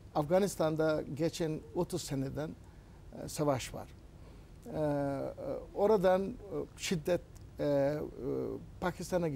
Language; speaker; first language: Turkish; non-native, learner; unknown